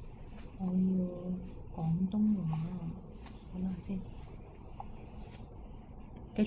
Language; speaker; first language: Chinese; non-native, local second language; Cantonese